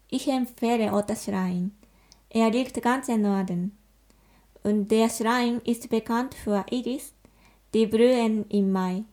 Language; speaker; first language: German; non-native, learner; Japanese